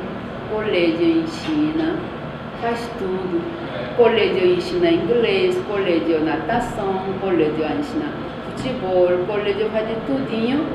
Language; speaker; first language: Portuguese; non-native, learner; Korean